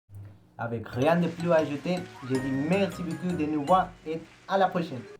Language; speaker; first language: French; non-native, learner; Spanish